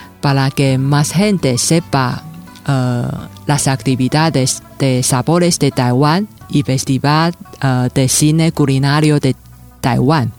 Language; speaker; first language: Spanish; non-native, fluent; Chinese